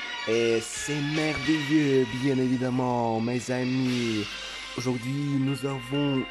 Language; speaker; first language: French; non-native, learner; Russian